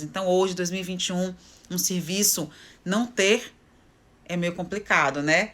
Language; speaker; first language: Portuguese; native; Portuguese